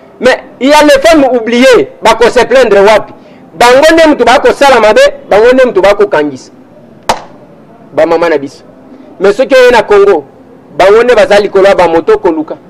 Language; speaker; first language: Lingala; native; Lingala